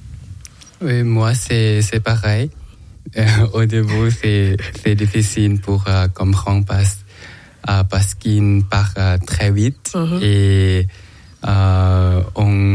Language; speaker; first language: French; non-native, learner; Thai